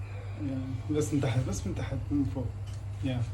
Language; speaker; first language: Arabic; early bilingual, heritage; English